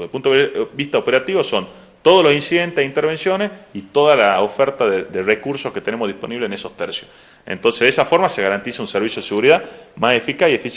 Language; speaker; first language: Spanish; native; Spanish